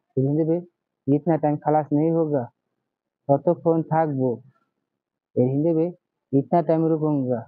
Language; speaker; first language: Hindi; non-native, learner; Bangla